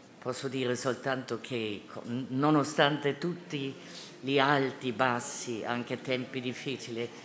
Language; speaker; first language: Italian; non-native, fluent; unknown